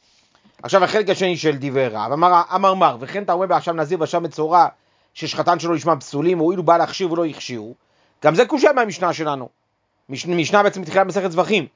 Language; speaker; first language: Hebrew; native; Hebrew